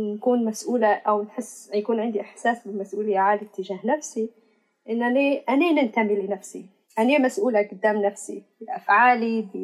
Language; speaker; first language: Arabic; native; Arabic